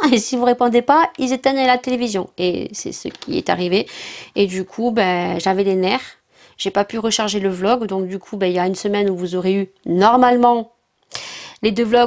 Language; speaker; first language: French; native; French